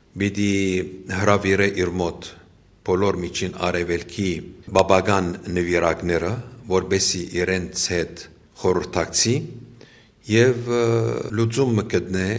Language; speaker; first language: Armenian; early bilingual, heritage; Armenian